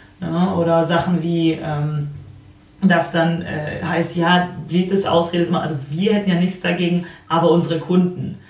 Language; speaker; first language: German; early bilingual, other home language; Polish